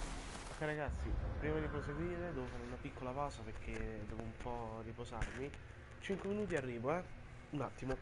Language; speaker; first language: Italian; native; Italian